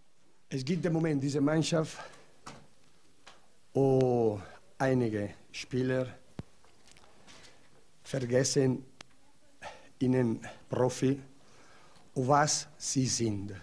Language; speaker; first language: German; non-native, learner; Italian